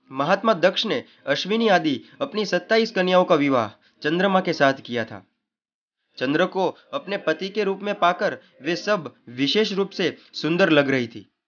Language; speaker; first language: Hindi; non-native, local second language; Gujarati